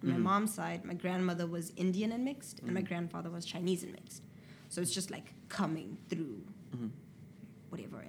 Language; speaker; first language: English; native; English